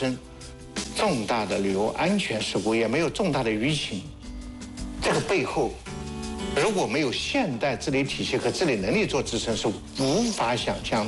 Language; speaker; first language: Chinese; native; Chinese